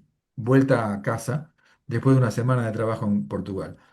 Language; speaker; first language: Spanish; native; Spanish